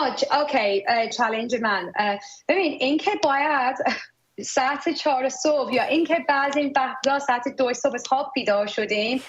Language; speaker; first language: Persian; early bilingual, heritage; Persian